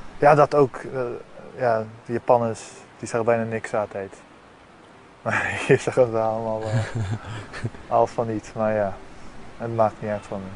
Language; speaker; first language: Dutch; early bilingual, heritage; Dutch